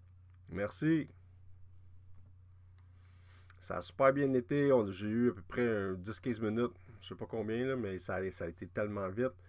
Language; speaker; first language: French; native; French